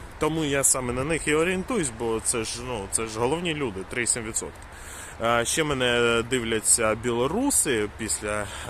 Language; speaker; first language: Ukrainian; non-native, local second language; Russian